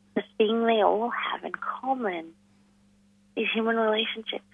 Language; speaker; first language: English; non-native, local second language; Hindi